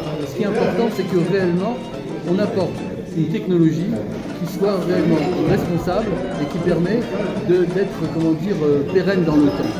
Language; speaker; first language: French; native; French